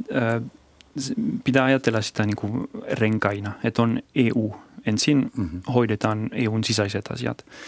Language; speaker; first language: Finnish; non-native, fluent; French